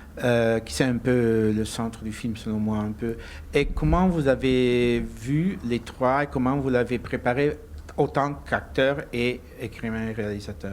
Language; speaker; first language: French; non-native, fluent; Italian